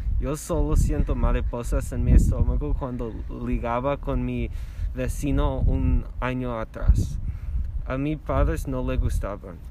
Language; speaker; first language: Spanish; non-native, learner; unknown